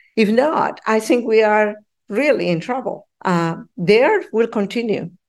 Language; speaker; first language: English; non-native, fluent; Spanish